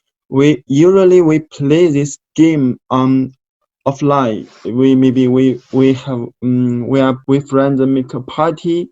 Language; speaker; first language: English; non-native, learner; Chinese